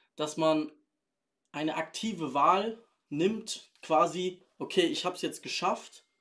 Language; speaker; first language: German; native; German